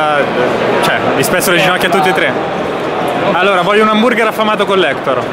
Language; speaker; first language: Italian; native; Italian